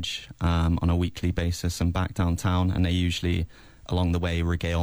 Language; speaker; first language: English; native; English